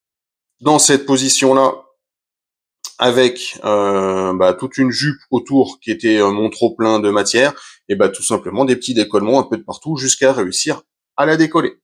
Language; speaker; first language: French; native; French